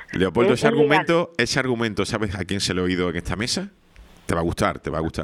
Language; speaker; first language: Spanish; native; Spanish